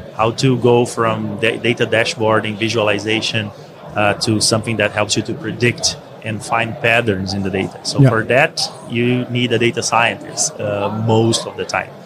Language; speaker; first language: English; non-native, fluent; Portuguese